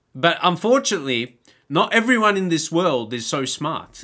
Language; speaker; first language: English; native; English